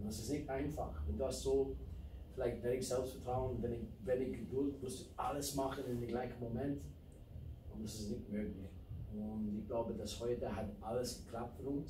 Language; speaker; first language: German; non-native, fluent; English